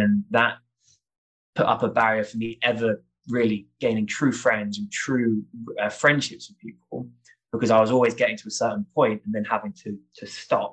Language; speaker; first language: English; native; English